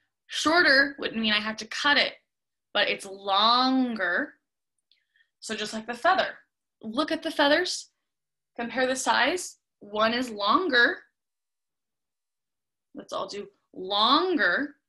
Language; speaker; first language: English; native; English